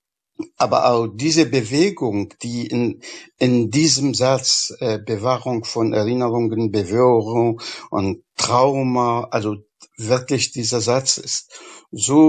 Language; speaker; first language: German; non-native, fluent; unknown